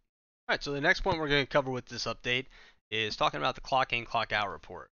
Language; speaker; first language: English; native; English